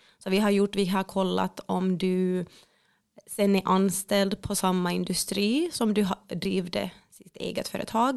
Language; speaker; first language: Swedish; non-native, fluent; Finnish